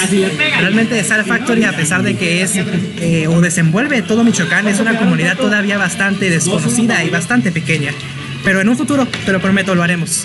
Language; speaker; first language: Spanish; native; Spanish